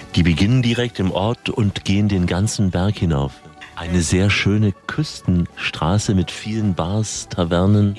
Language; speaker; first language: German; native; German